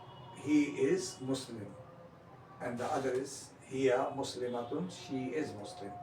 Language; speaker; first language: English; non-native, local second language; Hindi